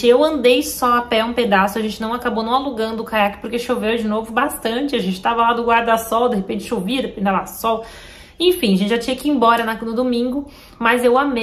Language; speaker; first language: Portuguese; native; Portuguese